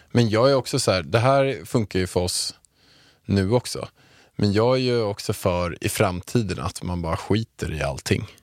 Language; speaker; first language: Swedish; native; Swedish